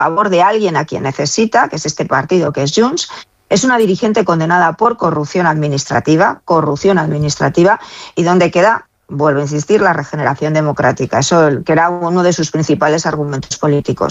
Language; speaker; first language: Spanish; native; Spanish